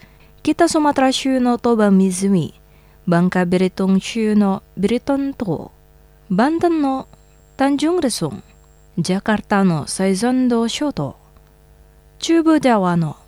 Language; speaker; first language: Japanese; non-native, fluent; Indonesian